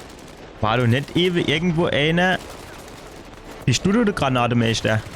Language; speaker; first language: German; native; German